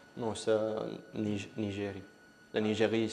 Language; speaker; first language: French; non-native, learner; Spanish